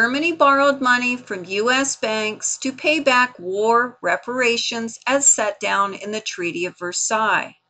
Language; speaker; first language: English; native; English